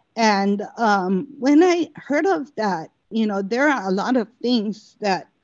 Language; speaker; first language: English; native; English